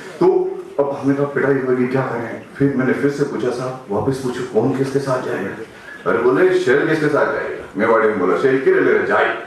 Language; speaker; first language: Hindi; non-native, local second language; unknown